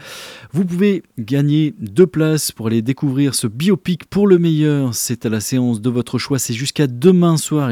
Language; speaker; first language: French; native; French